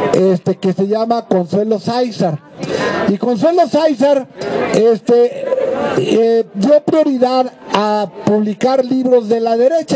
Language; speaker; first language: Spanish; native; Spanish